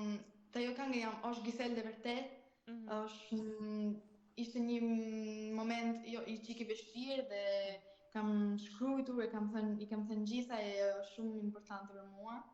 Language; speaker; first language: Albanian; early bilingual, heritage; Albanian